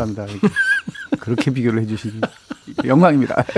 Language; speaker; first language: Korean; native; Korean